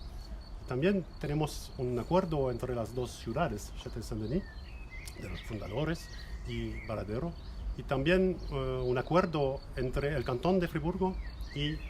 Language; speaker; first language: Spanish; non-native, fluent; French